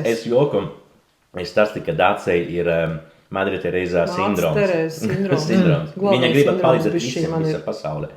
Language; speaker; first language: Latvian; non-native, learner; Italian